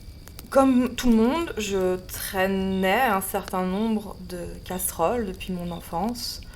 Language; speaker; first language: French; native; French